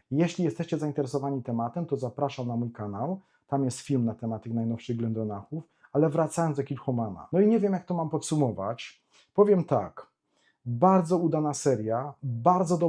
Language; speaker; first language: Polish; native; Polish